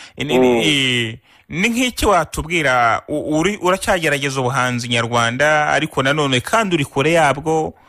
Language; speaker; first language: Kinyarwanda; native; Kinyarwanda